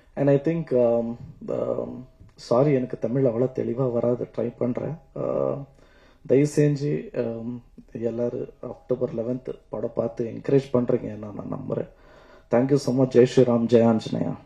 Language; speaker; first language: Tamil; non-native, learner; Kannada